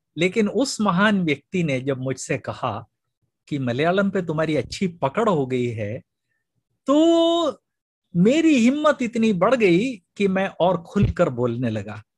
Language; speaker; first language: Hindi; non-native, local second language; Malayalam